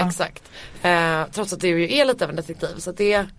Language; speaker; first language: Swedish; native; Swedish